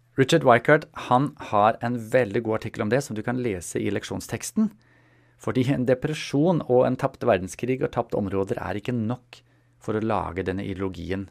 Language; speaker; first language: Norwegian; non-native, fluent; German